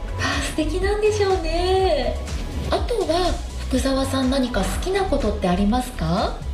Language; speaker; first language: Japanese; native; Japanese